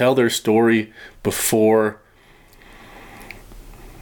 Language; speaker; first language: English; native; English